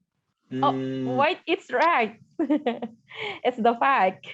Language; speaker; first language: English; non-native, learner; Indonesian